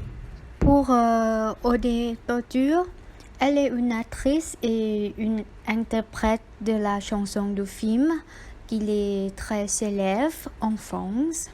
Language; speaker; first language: French; non-native, learner; Thai